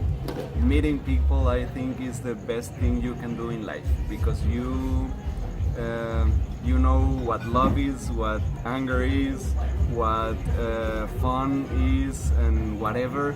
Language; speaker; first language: English; non-native, fluent; Spanish